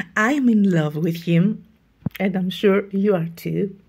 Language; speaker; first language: English; non-native, fluent; Greek